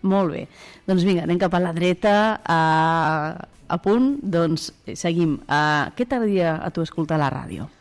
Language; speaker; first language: Catalan; native; Catalan